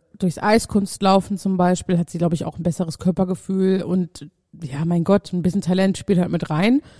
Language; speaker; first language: German; native; German